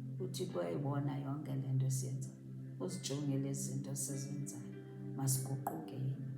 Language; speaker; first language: Xhosa; native; Xhosa